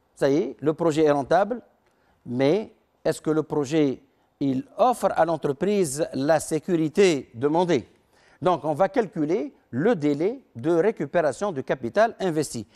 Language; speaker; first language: French; non-native, local second language; Arabic